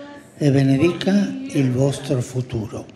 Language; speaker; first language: Italian; non-native, fluent; Spanish